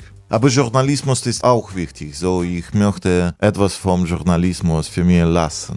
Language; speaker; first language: German; non-native, fluent; Russian